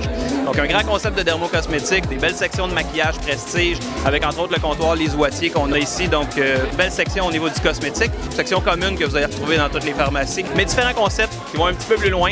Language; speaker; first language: French; native; French